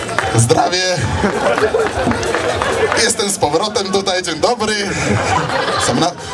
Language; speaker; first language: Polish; non-native, learner; Slovak